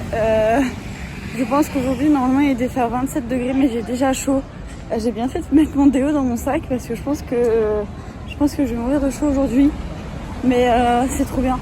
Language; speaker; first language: French; native; French